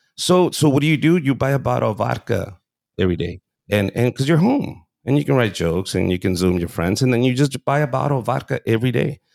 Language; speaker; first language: English; early bilingual, other home language; Spanish